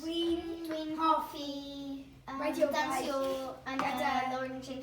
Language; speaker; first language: Welsh; non-native, local second language; English